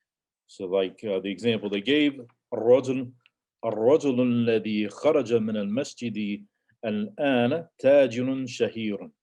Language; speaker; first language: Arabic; non-native, fluent; English